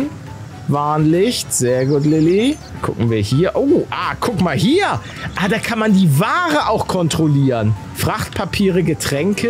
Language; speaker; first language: German; native; German